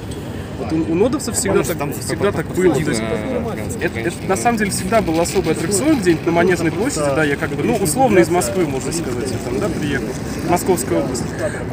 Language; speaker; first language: Russian; native; Russian